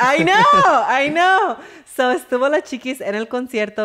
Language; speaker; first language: Spanish; early bilingual, heritage; Spanish